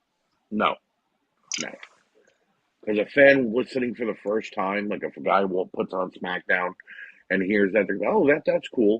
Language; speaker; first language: English; native; English